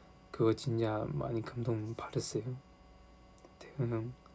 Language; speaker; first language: Korean; non-native, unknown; Chinese